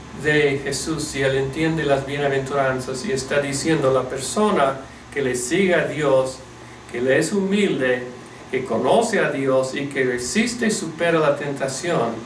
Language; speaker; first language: Spanish; non-native, fluent; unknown